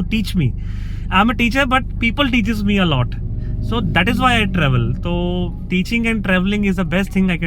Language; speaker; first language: English; non-native, local second language; Hindi